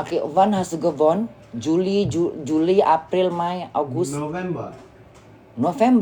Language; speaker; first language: German; non-native, learner; Indonesian